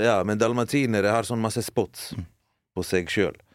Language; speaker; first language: Norwegian; early bilingual, other home language; Bosnian